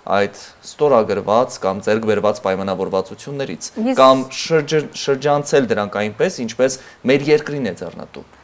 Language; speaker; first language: Armenian; native; Armenian